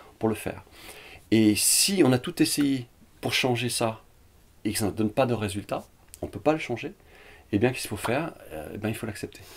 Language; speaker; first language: French; early bilingual, other home language; Vietnamese